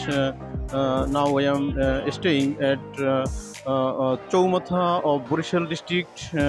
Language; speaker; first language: English; non-native, learner; Bangla